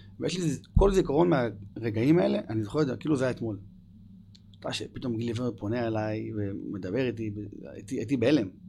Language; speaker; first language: Hebrew; early bilingual, other home language; English